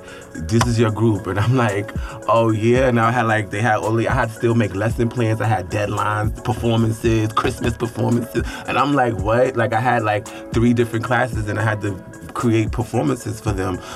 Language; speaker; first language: English; native; English